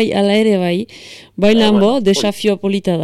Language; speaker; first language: Basque; native; Basque